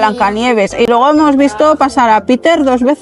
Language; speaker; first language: Spanish; native; Spanish